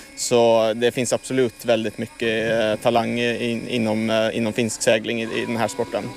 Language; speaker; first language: Swedish; native; Swedish